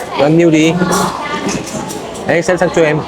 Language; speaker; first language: Vietnamese; non-native, learner; Korean